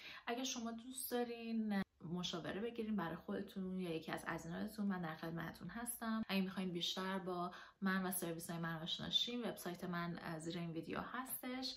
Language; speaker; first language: Persian; native; Persian